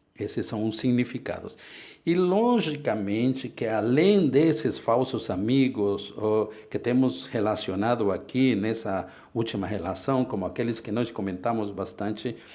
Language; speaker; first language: Portuguese; non-native, fluent; Spanish